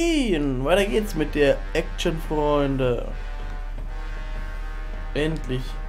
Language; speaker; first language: German; native; German